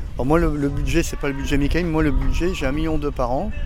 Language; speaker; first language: French; native; French